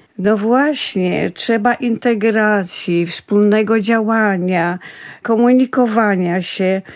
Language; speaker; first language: Polish; native; Polish